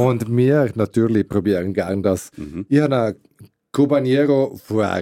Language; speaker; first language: German; native; German